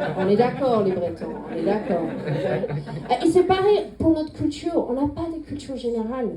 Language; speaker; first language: French; non-native, fluent; English